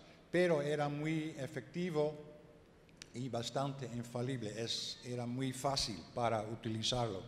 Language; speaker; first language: Spanish; non-native, learner; Dutch